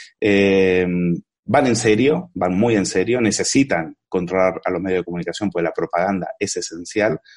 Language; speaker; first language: Spanish; native; Spanish